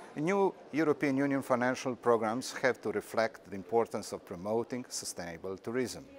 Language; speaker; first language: English; non-native, fluent; Croatian